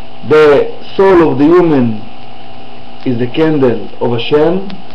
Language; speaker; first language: English; non-native, fluent; Hebrew